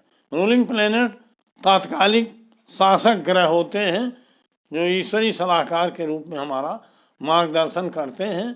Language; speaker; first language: Hindi; native; Hindi